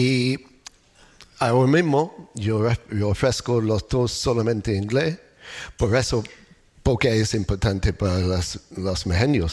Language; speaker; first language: Spanish; non-native, learner; English